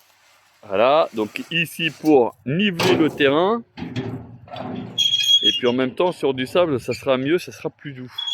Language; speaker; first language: French; native; French